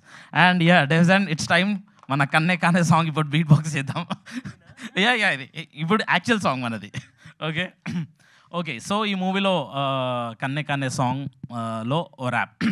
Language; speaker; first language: Telugu; native; Telugu